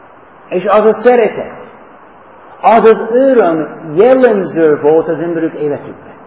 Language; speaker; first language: Hungarian; non-native, fluent; English